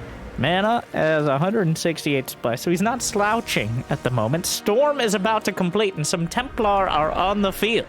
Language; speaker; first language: English; native; English